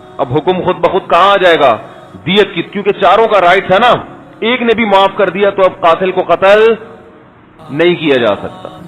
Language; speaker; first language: Urdu; non-native, local second language; Pashto